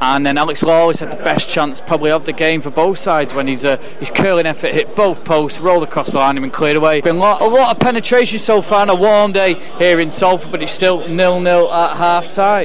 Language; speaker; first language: English; native; English